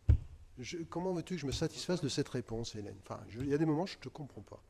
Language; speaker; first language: French; native; French